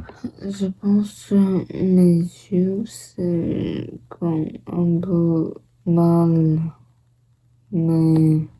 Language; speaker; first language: French; non-native, learner; Portuguese